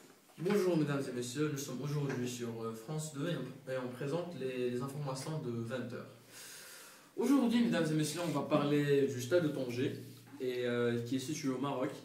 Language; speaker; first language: French; non-native, fluent; Arabic